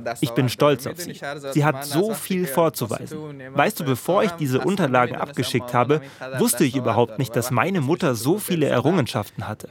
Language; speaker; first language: German; non-native, fluent; Persian